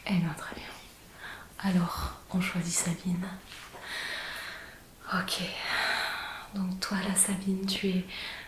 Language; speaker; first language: French; native; French